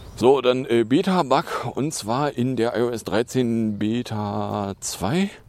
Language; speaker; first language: German; native; German